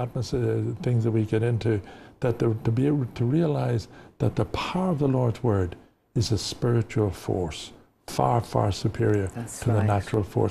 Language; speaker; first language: English; native; English